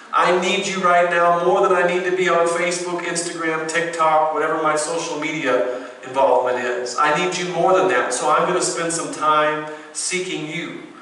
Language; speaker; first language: English; native; English